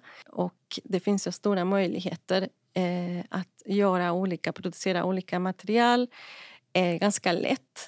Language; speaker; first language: Swedish; non-native, fluent; Spanish